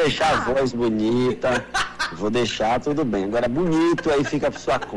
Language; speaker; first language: Portuguese; native; Portuguese